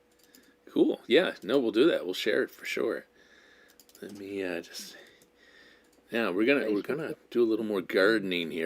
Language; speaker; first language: English; native; English